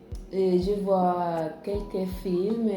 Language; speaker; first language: French; non-native, learner; Spanish